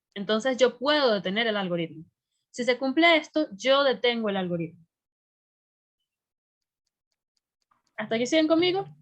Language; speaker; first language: Spanish; native; Spanish